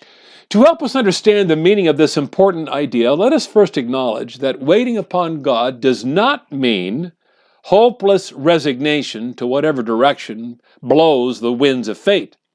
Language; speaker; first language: English; native; English